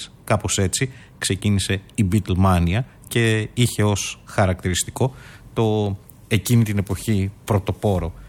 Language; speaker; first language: Greek; native; Greek